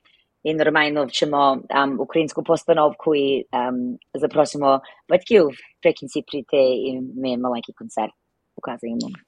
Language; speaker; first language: Ukrainian; early bilingual, heritage; Ukrainian